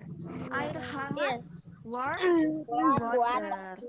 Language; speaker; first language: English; non-native, fluent; Indonesian